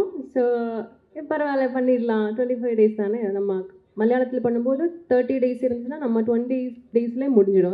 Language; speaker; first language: Tamil; non-native, learner; Malayalam